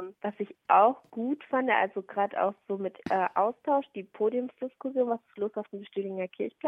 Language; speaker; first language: German; early bilingual, other home language; Somali